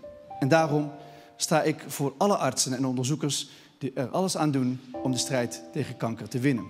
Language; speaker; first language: Dutch; native; Dutch